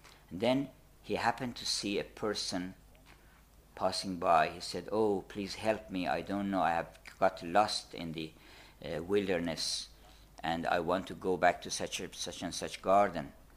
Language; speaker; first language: English; non-native, fluent; Persian